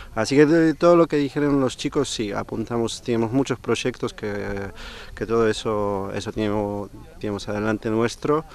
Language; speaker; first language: Spanish; non-native, fluent; Polish